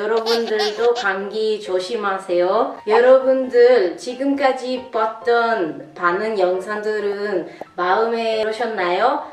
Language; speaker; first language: Korean; non-native, learner; Italian